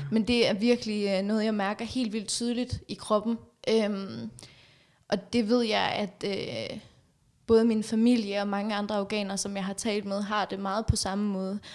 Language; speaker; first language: Danish; early bilingual, other home language; Persian